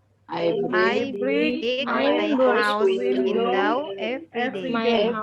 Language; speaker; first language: English; non-native, learner; Indonesian